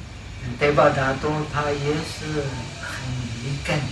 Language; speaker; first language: Chinese; non-native, fluent; Czech